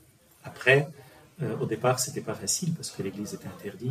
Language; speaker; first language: French; non-native, fluent; Ukrainian